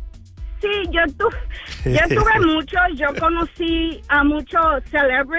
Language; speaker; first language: Spanish; early bilingual, heritage; Spanish